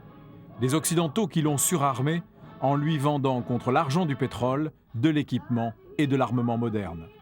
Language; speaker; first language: French; native; French